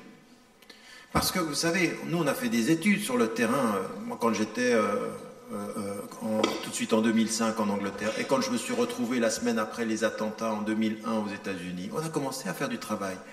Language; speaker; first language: French; native; French